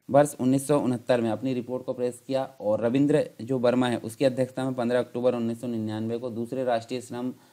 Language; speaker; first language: Hindi; native; Hindi